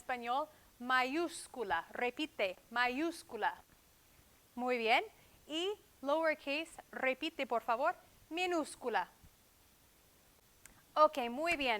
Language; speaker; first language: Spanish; non-native, fluent; English